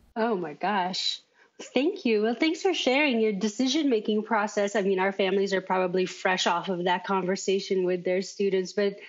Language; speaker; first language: English; native; English